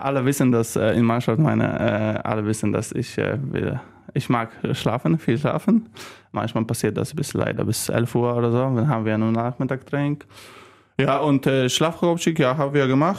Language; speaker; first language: German; non-native, learner; Polish